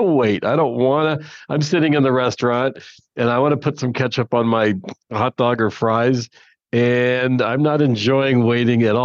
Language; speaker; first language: English; native; English